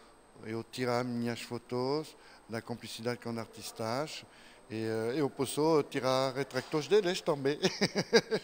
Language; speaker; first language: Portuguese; non-native, learner; French